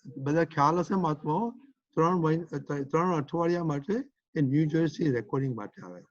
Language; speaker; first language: Gujarati; early bilingual, heritage; Gujarati